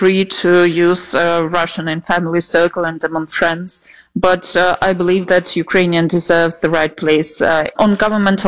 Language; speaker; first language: English; non-native, fluent; Russian